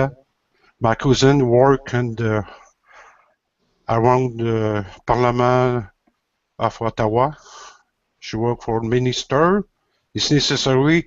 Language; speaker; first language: English; non-native, learner; French